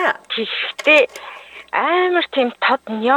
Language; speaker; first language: Mongolian; native; Mongolian